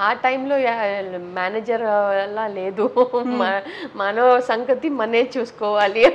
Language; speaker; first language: Telugu; non-native, learner; Tamil